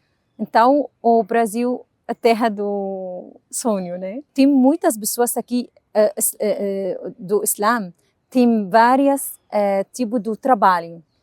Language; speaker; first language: Portuguese; non-native, learner; Arabic